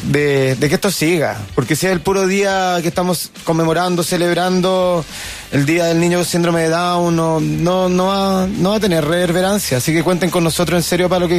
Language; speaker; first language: Spanish; native; Spanish